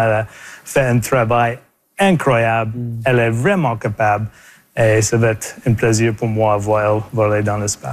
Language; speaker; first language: French; non-native, local second language; English